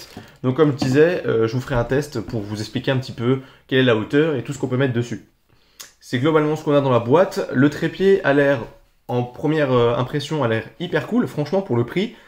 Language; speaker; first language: French; native; French